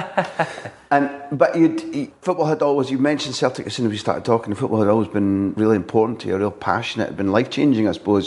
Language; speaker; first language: English; native; English